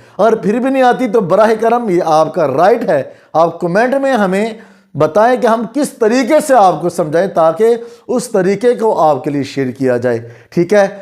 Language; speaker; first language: Urdu; non-native, local second language; Punjabi